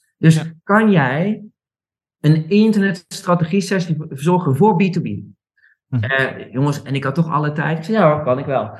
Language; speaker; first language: Dutch; native; Dutch